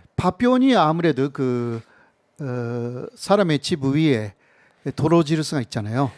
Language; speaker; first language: Korean; non-native, fluent; Japanese